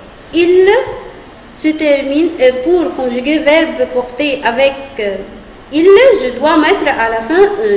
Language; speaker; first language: French; non-native, fluent; Arabic